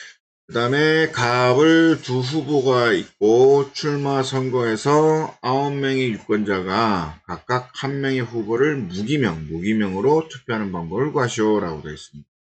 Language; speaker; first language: Korean; native; Korean